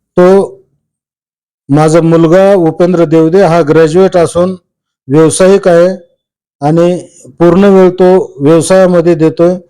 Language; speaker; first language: Marathi; native; Marathi